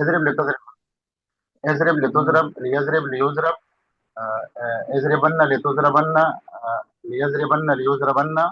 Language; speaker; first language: Arabic; non-native, learner; Urdu